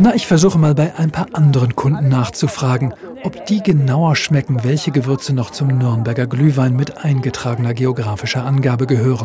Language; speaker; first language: German; native; German